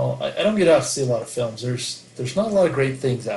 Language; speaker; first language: English; native; English